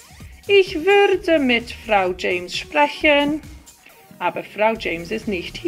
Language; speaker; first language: German; non-native, fluent; Welsh